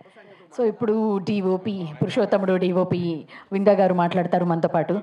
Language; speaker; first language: Telugu; native; Telugu